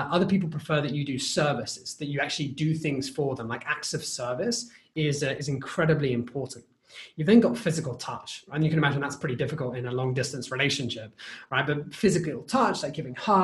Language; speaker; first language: English; native; English